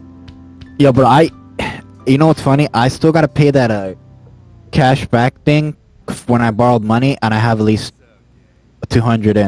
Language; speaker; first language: English; native; English